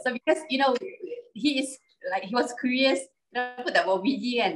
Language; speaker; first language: English; non-native, local second language; Malay